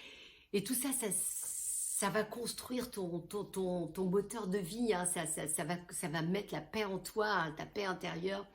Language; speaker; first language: French; native; French